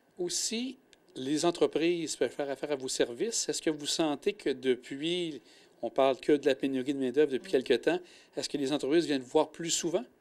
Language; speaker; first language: French; native; French